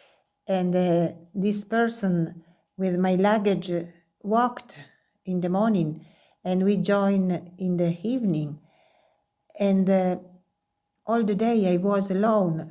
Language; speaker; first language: English; non-native, learner; Italian